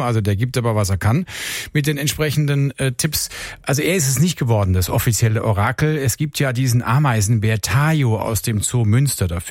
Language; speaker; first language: German; native; German